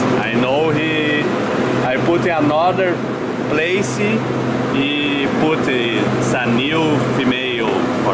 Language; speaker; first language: English; non-native, learner; Portuguese